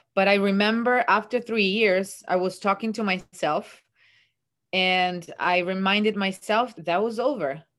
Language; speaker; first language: English; non-native, fluent; Italian